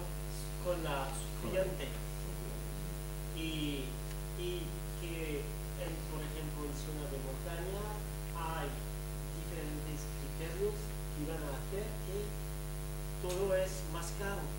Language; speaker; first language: Spanish; non-native, fluent; French